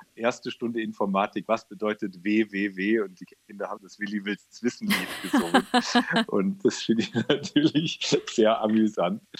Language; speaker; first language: German; native; German